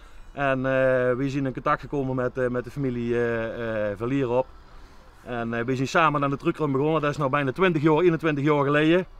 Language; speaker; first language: Dutch; native; Dutch